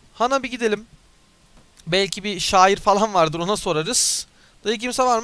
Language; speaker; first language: Turkish; native; Turkish